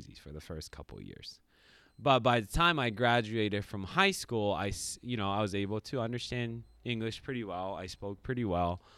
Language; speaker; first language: English; early bilingual, other home language; Japanese